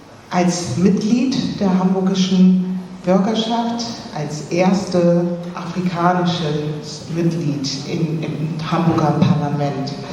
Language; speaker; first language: German; early bilingual, other home language; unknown